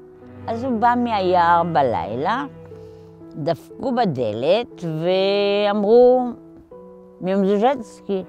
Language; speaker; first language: Hebrew; non-native, fluent; Polish